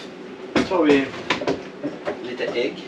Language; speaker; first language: Swedish; native; Swedish